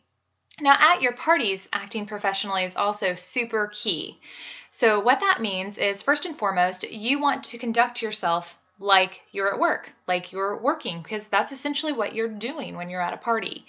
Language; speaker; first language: English; native; English